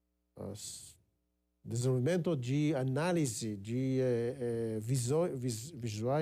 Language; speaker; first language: Portuguese; non-native, fluent; Hebrew